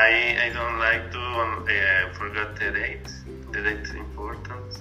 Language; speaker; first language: English; non-native, learner; Spanish